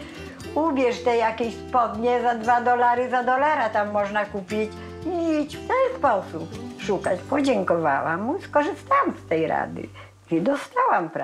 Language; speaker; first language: Polish; native; Polish